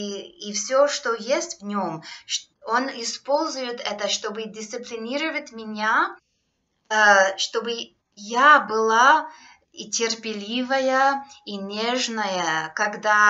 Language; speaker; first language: Russian; non-native, fluent; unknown